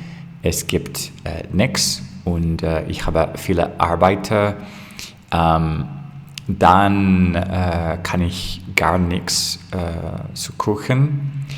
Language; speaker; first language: German; non-native, learner; English